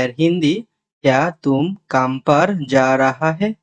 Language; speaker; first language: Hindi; non-native, learner; Bangla